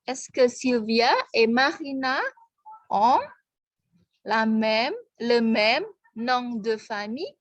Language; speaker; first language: French; non-native, fluent; Indonesian